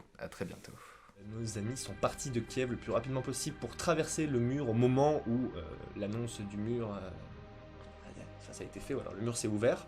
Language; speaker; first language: French; native; French